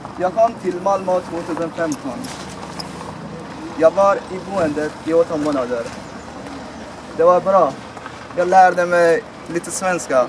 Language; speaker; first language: Swedish; non-native, learner; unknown